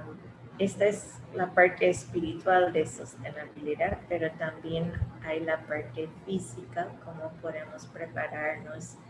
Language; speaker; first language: Spanish; early bilingual, heritage; English